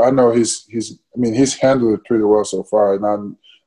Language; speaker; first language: English; non-native, fluent; Wolof